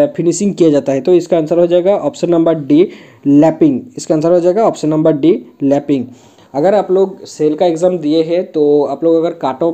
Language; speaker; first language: Hindi; non-native, local second language; Bangla